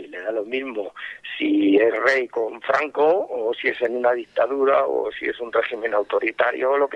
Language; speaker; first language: Spanish; native; Spanish